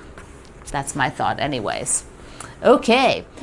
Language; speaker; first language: English; native; English